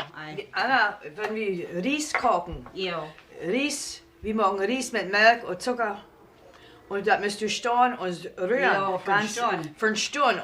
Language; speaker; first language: German; early bilingual, heritage; German